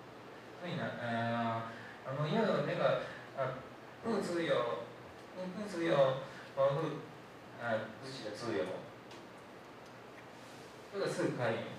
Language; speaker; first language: Chinese; non-native, learner; Japanese